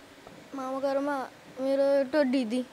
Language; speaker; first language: Nepali; early bilingual, heritage; Nepali